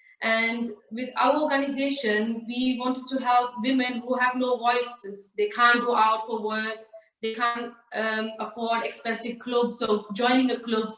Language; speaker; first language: English; early bilingual, other home language; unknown